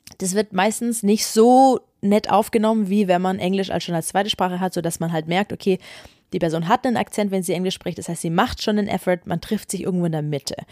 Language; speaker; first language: German; native; German